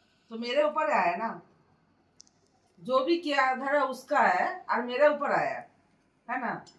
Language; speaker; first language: Hindi; non-native, local second language; Bangla